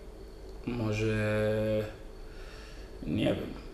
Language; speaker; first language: Polish; non-native, learner; Italian